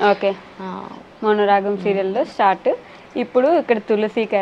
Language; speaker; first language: Telugu; native; Telugu